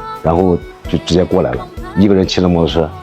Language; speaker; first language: Chinese; native; Chinese